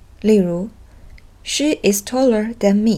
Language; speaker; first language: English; non-native, fluent; Chinese